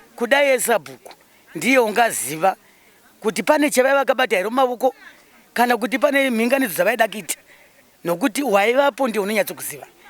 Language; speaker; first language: Shona; native; Shona